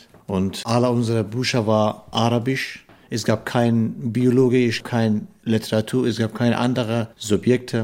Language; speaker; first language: German; non-native, learner; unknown